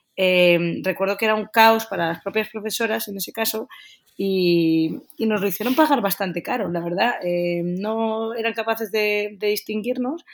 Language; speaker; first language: Spanish; native; Spanish